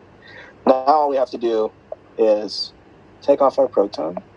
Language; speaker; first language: English; native; English